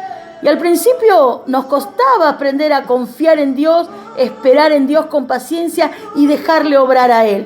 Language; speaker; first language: Spanish; native; Spanish